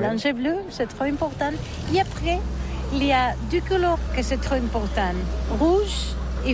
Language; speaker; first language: French; non-native, learner; Catalan